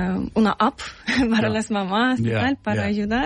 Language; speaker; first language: Spanish; non-native, learner; Ukrainian